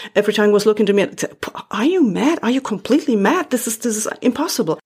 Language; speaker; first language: English; non-native, fluent; German